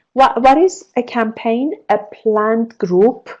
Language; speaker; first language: English; non-native, fluent; Persian